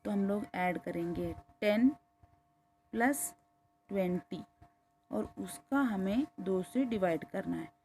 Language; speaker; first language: Hindi; non-native, local second language; Kannada